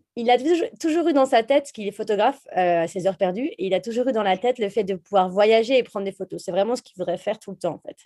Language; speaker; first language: French; native; French